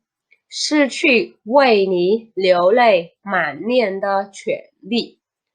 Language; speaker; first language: Chinese; non-native, fluent; Khmer